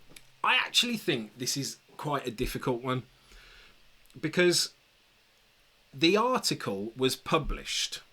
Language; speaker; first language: English; native; English